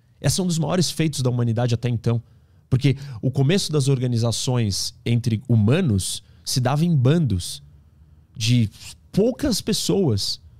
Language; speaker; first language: Portuguese; native; Portuguese